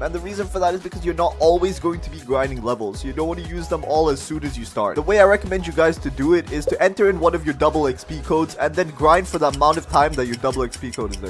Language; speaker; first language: English; native; English